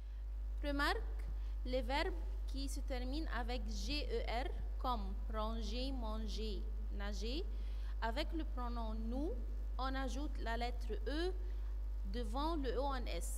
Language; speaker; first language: French; non-native, fluent; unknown